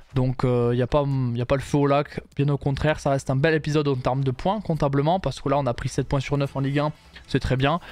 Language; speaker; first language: French; native; French